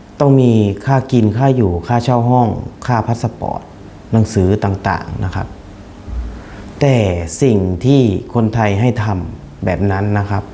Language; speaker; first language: Thai; non-native, fluent; Khmer